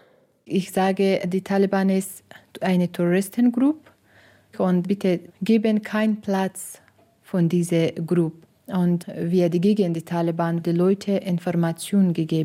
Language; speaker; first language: German; non-native, learner; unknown